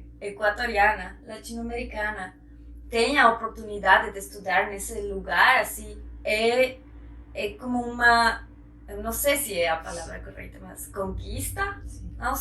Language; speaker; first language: Portuguese; non-native, fluent; Spanish